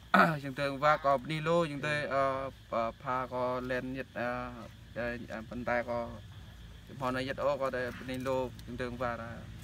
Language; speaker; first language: Khmer; non-native, local second language; Jarai